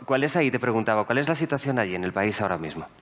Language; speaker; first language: Spanish; native; Spanish